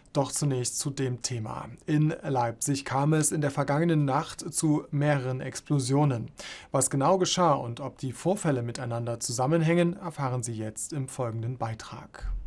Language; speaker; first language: German; native; German